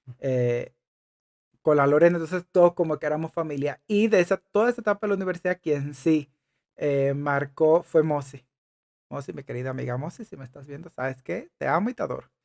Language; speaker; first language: Spanish; native; Spanish